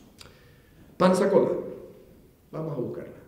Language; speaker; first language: Spanish; native; Spanish